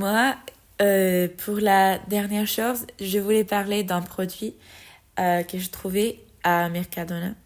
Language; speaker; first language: French; non-native, learner; Spanish